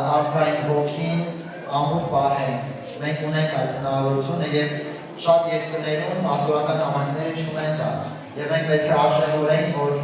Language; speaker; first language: Armenian; non-native, local second language; Assyrian Neo-Aramaic